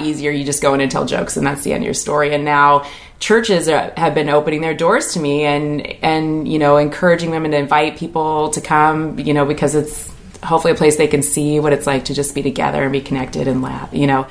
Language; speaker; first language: English; native; English